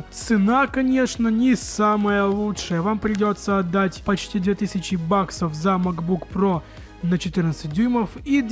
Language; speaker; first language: Russian; native; Russian